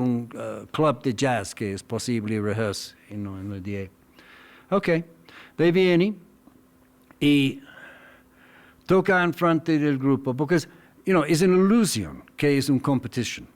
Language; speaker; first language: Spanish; non-native, learner; English